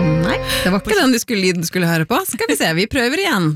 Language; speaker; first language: Norwegian; native; Norwegian